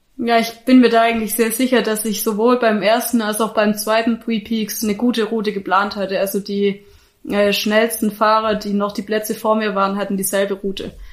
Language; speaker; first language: German; native; German